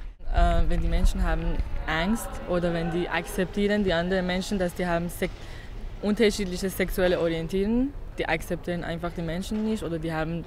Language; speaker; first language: German; non-native, fluent; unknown